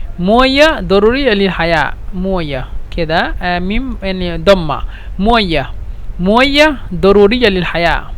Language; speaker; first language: Arabic; non-native, fluent; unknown